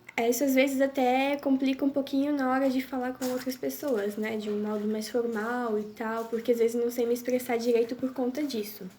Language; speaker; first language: Portuguese; non-native, local second language; German